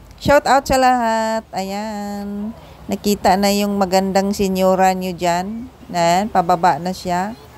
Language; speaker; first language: Filipino; non-native, local second language; Cebuano